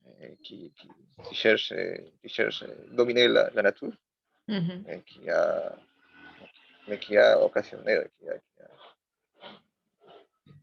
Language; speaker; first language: French; non-native, learner; Spanish